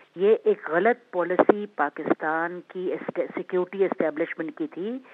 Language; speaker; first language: Urdu; non-native, fluent; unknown